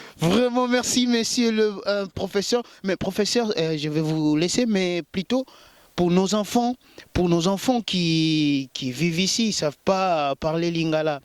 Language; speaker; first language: French; non-native, local second language; Lingala